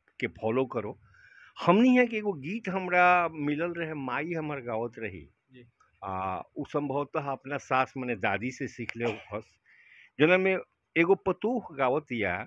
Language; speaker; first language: Hindi; native; Hindi